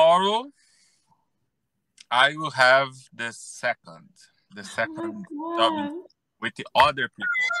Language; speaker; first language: English; non-native, learner; Portuguese